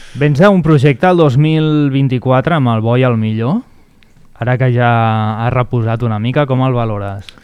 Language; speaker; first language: Catalan; native; Catalan